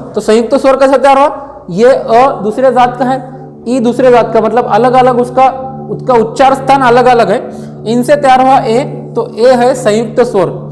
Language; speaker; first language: Hindi; non-native, local second language; Marathi